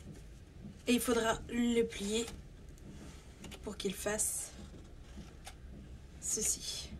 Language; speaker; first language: French; native; French